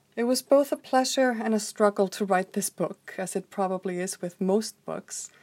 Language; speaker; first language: English; non-native, fluent; Icelandic